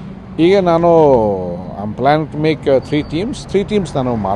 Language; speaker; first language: Kannada; non-native, fluent; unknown